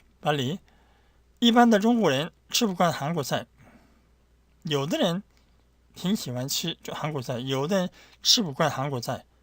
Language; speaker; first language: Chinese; non-native, fluent; Korean